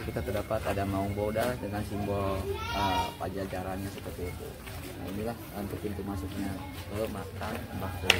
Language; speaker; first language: Indonesian; native; Indonesian